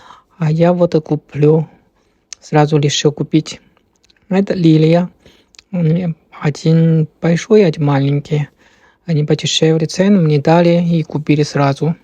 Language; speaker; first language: Russian; non-native, learner; Chinese